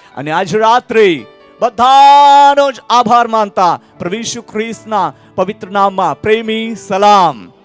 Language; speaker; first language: Gujarati; non-native, local second language; Marathi